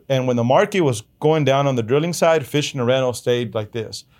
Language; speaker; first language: English; early bilingual, other home language; Spanish